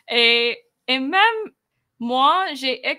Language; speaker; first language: French; non-native, fluent; English